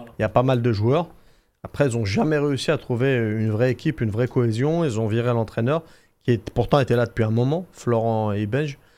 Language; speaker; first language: French; native; French